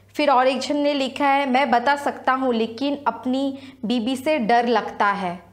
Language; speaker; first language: Hindi; non-native, local second language; Sadri